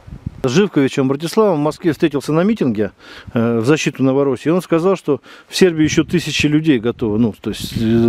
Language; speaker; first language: Russian; native; Russian